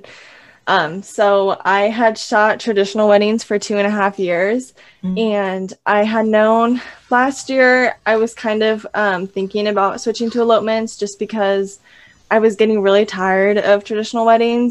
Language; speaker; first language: English; native; English